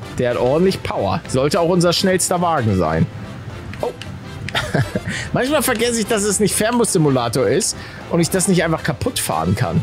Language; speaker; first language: German; native; German